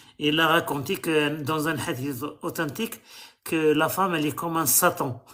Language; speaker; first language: French; non-native, local second language; Arabic